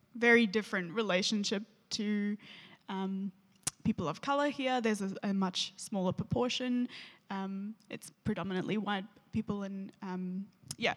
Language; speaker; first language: English; native; English